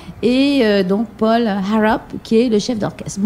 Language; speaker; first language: French; native; French